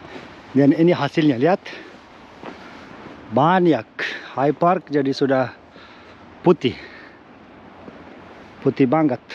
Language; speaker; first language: Indonesian; non-native, fluent; Persian